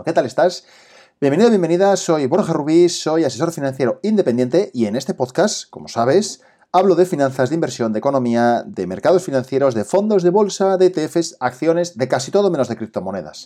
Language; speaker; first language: Spanish; native; Spanish